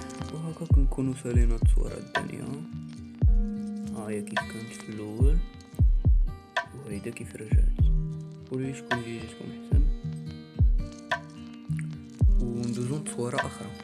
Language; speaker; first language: Arabic; native; Arabic